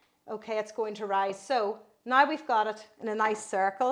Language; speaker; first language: English; native; English